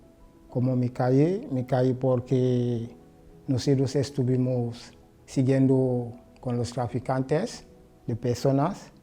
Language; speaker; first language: Spanish; non-native, learner; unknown